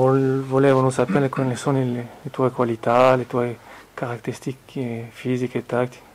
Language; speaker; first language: Italian; non-native, fluent; French